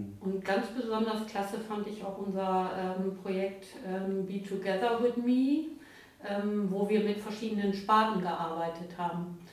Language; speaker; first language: German; native; German